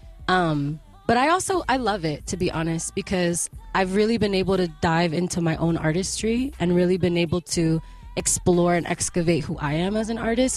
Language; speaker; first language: English; native; English